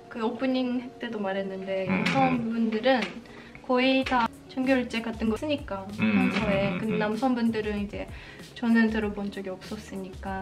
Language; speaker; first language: Korean; non-native, fluent; Japanese